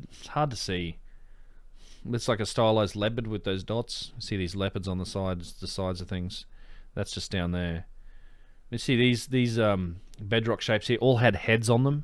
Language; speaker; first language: English; native; English